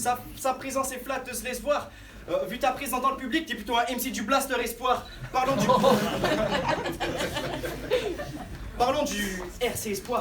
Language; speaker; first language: French; native; French